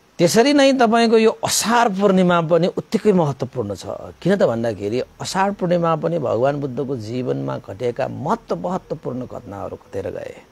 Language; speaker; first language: Nepali; native; Nepali